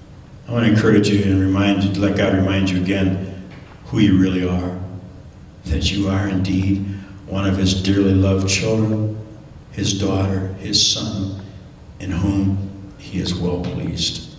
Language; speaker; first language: English; native; English